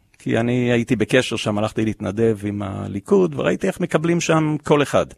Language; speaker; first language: Hebrew; early bilingual, other home language; English